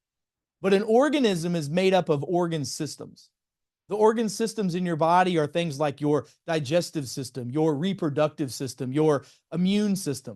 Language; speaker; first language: English; native; English